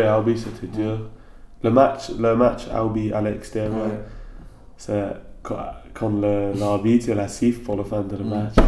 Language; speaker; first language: French; non-native, learner; English